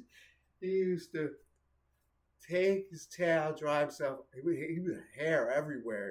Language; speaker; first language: English; native; English